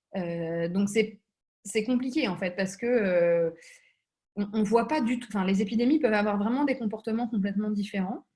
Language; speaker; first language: French; native; French